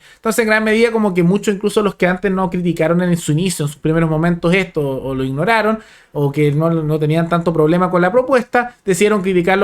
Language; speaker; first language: Spanish; native; Spanish